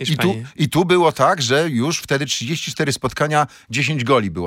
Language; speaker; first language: Polish; native; Polish